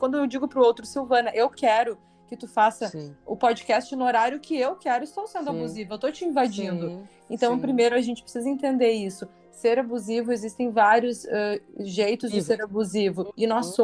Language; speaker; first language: Portuguese; native; Portuguese